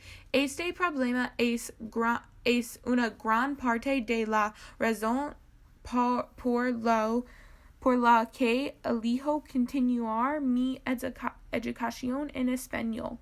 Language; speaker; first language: Spanish; non-native, learner; English